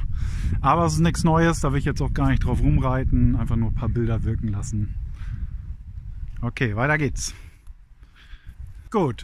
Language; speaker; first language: German; native; German